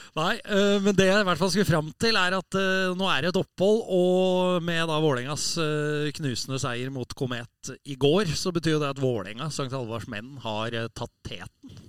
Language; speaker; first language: Norwegian; native; Norwegian